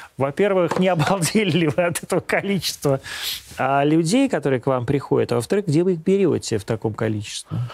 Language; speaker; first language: Russian; native; Russian